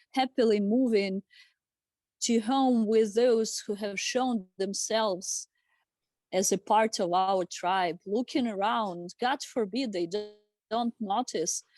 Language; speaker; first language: English; non-native, fluent; Ukrainian